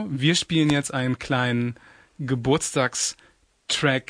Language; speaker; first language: German; native; German